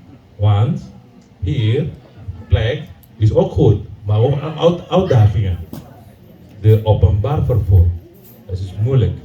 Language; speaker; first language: Dutch; non-native, learner; Indonesian